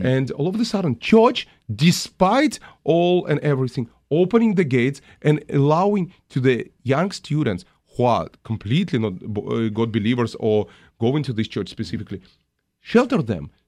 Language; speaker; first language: English; non-native, fluent; Russian